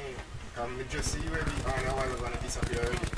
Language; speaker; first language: English; non-native, local second language; Jamaican Creole English